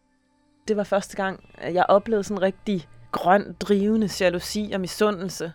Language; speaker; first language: Danish; native; Danish